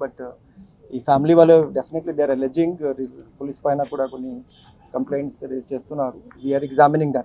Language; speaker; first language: Telugu; non-native, fluent; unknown